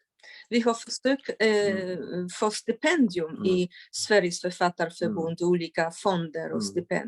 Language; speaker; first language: Swedish; non-native, fluent; Polish